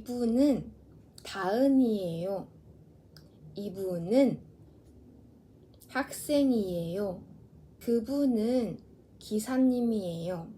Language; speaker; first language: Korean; non-native, fluent; Mongolian